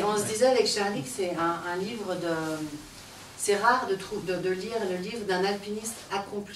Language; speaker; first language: French; native; French